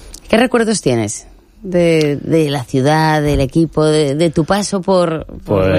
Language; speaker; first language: Spanish; native; Spanish